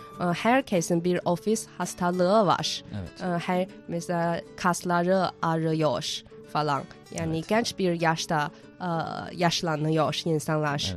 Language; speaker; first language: Turkish; non-native, fluent; Chinese